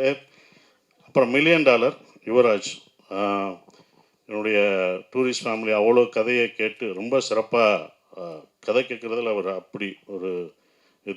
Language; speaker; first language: Tamil; native; Tamil